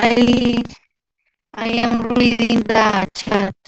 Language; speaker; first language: English; non-native, learner; Spanish